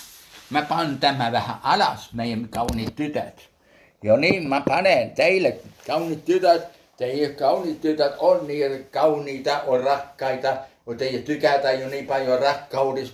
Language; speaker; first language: Finnish; early bilingual, heritage; Finnish